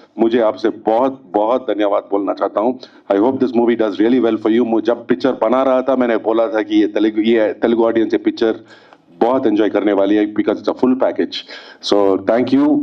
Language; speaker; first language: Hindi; non-native, fluent; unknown